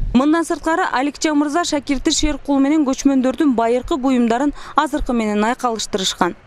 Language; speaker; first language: Kyrgyz; native; Kyrgyz